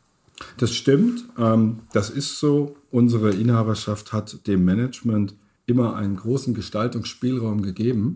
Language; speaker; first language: German; native; German